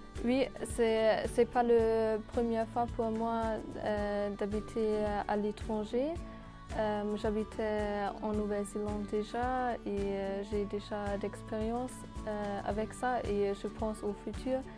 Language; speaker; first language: French; non-native, fluent; German